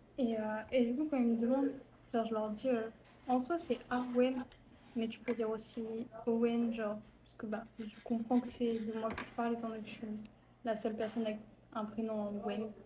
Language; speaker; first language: French; native; French